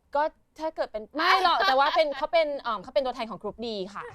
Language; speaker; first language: Thai; non-native, fluent; English